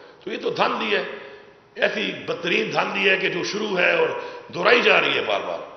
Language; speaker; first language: Urdu; non-native, local second language; Pashto